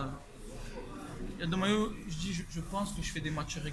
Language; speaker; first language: Russian; non-native, learner; French